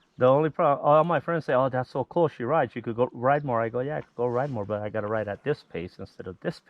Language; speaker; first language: English; native; English